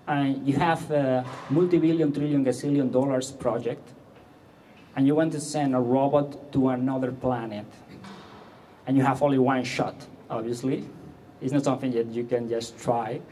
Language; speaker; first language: English; non-native, fluent; Catalan